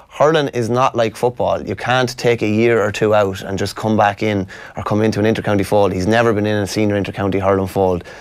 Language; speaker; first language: English; native; English